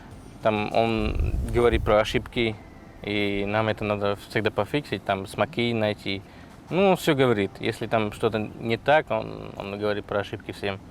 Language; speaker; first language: Russian; non-native, fluent; Slovak